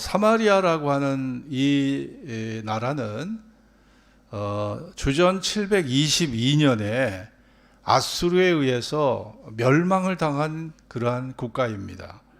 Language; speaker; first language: Korean; native; Korean